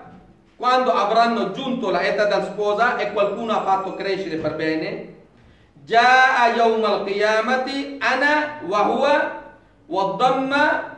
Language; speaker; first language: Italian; non-native, fluent; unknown